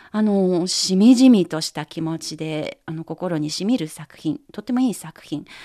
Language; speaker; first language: Japanese; non-native, fluent; Chinese